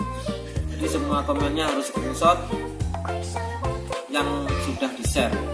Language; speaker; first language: Indonesian; native; Indonesian